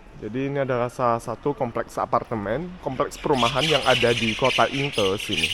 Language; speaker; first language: Indonesian; non-native, fluent; Chinese